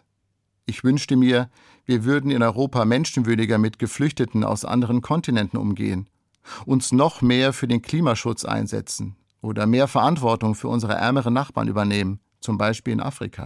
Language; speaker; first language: German; native; German